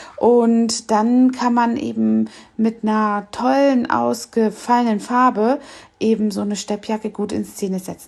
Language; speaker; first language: German; native; German